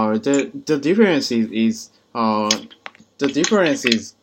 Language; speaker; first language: English; non-native, learner; Japanese